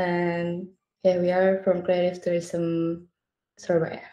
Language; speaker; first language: English; non-native, learner; Indonesian